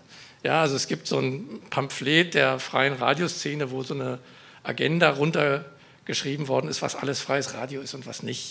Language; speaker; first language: German; native; German